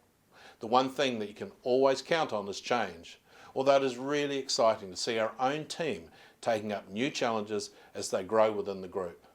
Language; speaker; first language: English; native; English